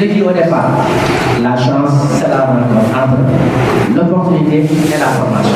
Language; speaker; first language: French; non-native, local second language; Wolof